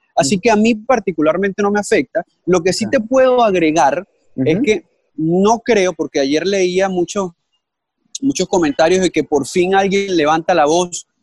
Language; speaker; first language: Spanish; native; Spanish